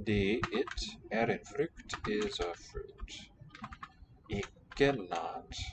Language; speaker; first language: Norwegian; non-native, learner; English